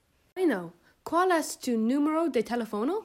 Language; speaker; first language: Spanish; non-native, learner; English